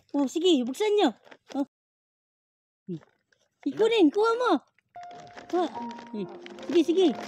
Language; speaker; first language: Filipino; non-native, local second language; Cebuano